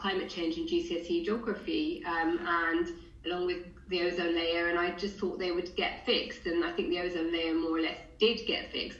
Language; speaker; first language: English; native; English